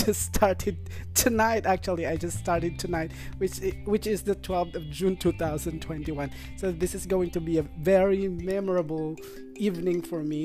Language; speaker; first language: English; non-native, local second language; Filipino